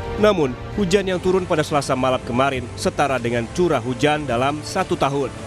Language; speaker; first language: Indonesian; native; Indonesian